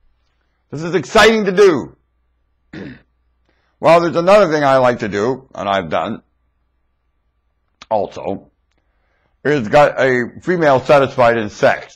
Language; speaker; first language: English; native; English